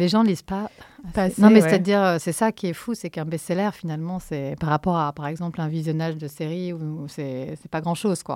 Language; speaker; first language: French; native; French